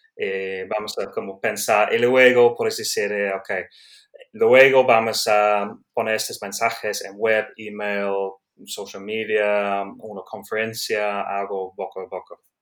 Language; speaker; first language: Spanish; non-native, learner; English